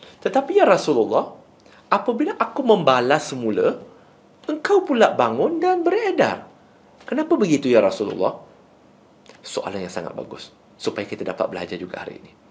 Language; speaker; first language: Malay; non-native, local second language; Chinese